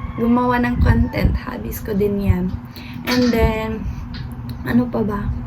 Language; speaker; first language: Filipino; non-native, local second language; Cebuano